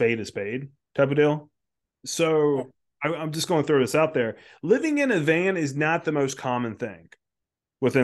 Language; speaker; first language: English; native; English